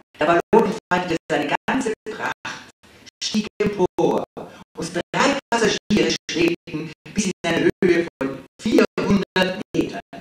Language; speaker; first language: German; native; German